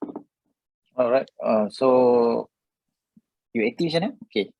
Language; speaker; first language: Malay; native; Malay